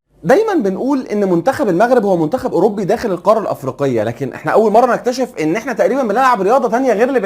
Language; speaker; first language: Arabic; native; Arabic